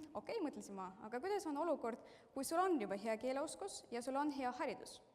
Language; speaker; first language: Estonian; non-native, local second language; Russian